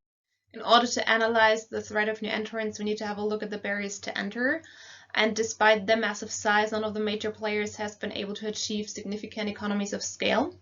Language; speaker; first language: English; non-native, fluent; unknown